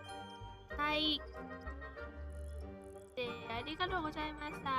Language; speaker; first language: Japanese; non-native, learner; Chinese